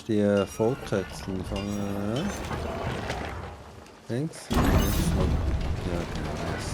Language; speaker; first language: German; native; German